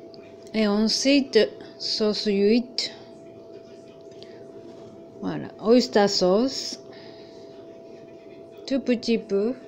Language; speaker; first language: French; non-native, learner; Japanese